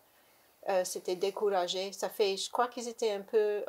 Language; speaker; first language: French; native; French